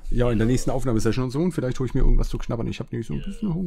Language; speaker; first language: German; native; German